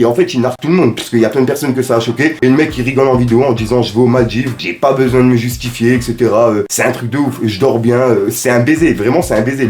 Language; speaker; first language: French; native; French